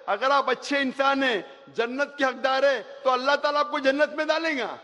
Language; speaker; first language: Hindi; non-native, local second language; Konkani